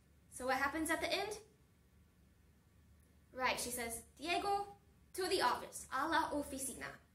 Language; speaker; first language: English; native; English